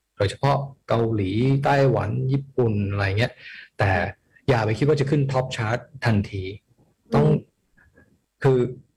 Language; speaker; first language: Thai; early bilingual, heritage; Thai